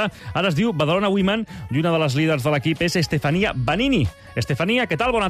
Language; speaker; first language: Catalan; native; Catalan